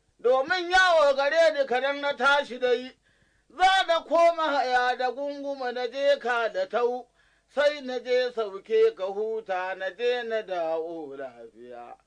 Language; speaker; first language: Hausa; native; Hausa